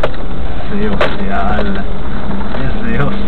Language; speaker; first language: Hebrew; native; Hebrew